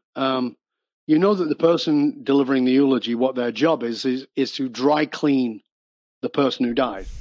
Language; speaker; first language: English; native; English